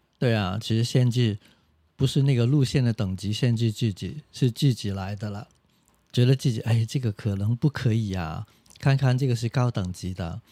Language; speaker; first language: Chinese; non-native, local second language; Cantonese